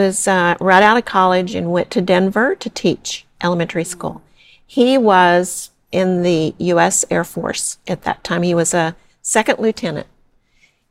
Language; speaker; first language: English; native; English